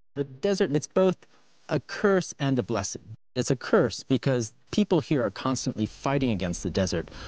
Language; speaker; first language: English; native; English